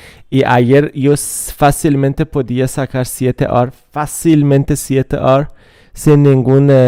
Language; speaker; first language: Spanish; non-native, fluent; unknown